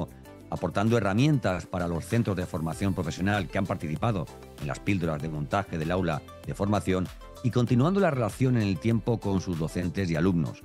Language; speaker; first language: Spanish; native; Spanish